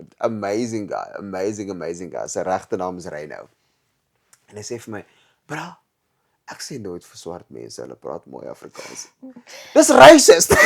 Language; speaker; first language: Afrikaans; non-native, local second language; Tswana